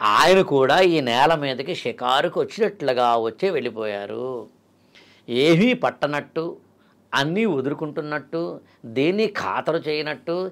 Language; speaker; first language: Telugu; native; Telugu